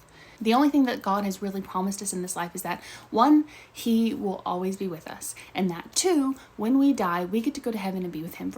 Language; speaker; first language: English; native; English